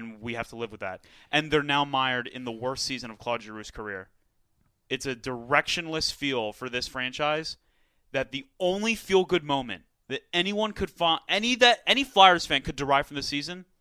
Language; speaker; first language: English; native; English